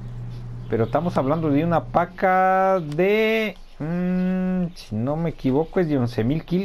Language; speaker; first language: Spanish; native; Spanish